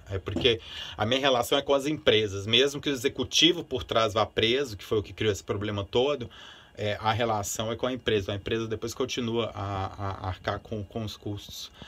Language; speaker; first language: Portuguese; early bilingual, other home language; Spanish